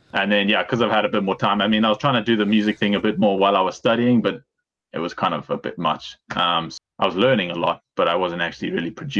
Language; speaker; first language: English; native; English